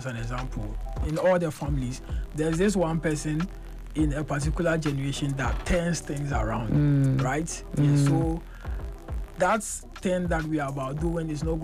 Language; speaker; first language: English; non-native, local second language; Akan